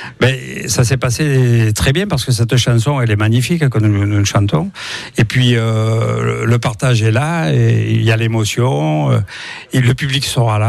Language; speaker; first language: French; native; French